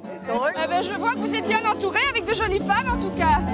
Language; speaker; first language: French; native; French